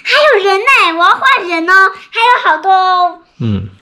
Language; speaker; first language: Chinese; native; Chinese